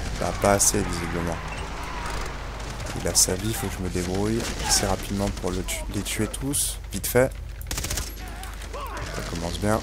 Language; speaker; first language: French; native; French